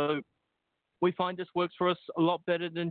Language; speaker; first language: English; native; English